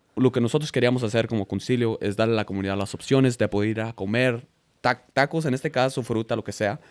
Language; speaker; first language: Spanish; early bilingual, heritage; Spanish